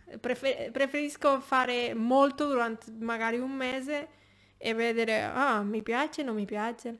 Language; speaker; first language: Italian; non-native, fluent; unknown